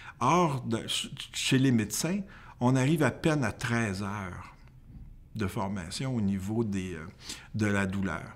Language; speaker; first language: French; native; French